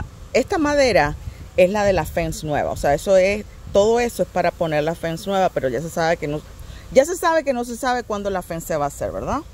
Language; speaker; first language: Spanish; native; Spanish